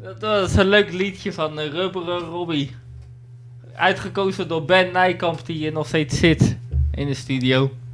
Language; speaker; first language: Dutch; native; Dutch